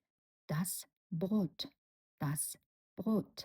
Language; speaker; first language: German; non-native, fluent; Mongolian